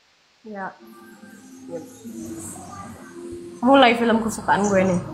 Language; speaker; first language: Indonesian; native; Indonesian